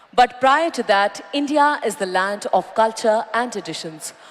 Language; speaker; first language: English; non-native, local second language; Hindi